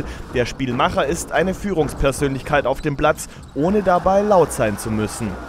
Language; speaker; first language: German; native; German